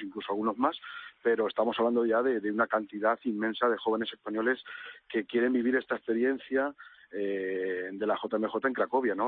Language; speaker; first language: Spanish; native; Spanish